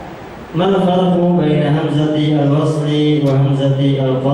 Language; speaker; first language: Arabic; non-native, fluent; Indonesian